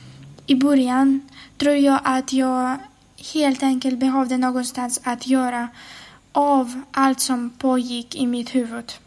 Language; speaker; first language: Swedish; non-native, fluent; Ukrainian